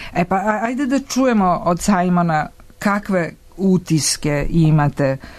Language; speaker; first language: Serbian; native; Serbian